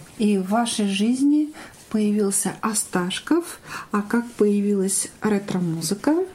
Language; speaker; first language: Russian; native; Russian